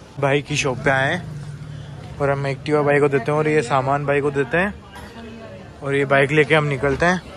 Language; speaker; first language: Hindi; native; Hindi